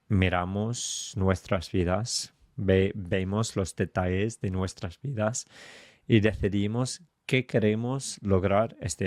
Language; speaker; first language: Spanish; non-native, fluent; English